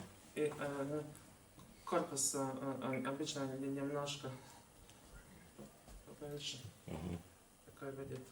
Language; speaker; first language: Russian; non-native, local second language; Latvian